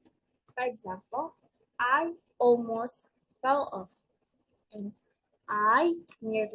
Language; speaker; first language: English; non-native, learner; Indonesian